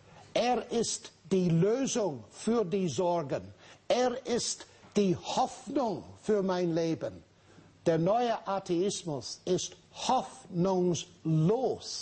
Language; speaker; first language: German; non-native, fluent; English